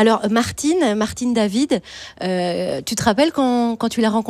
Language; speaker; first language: French; native; French